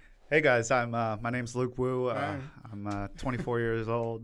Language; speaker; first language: English; early bilingual, other home language; Korean